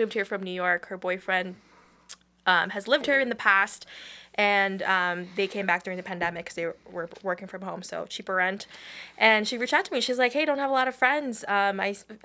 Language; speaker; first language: English; non-native, local second language; Filipino